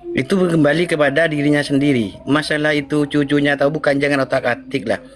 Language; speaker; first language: Indonesian; non-native, local second language; Madurese